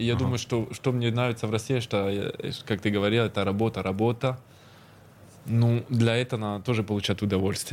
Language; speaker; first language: Russian; early bilingual, heritage; Russian